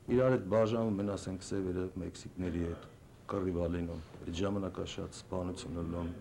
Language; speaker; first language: Armenian; native; Armenian